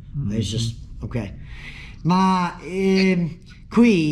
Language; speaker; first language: English; native; English